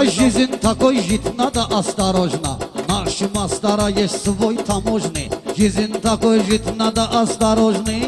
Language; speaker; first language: Russian; non-native, learner; Talysh